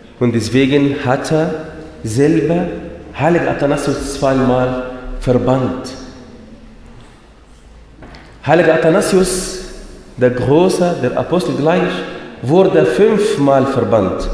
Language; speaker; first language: German; non-native, fluent; Arabic